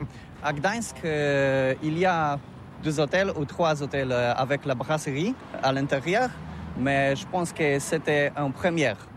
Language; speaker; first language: French; non-native, learner; Polish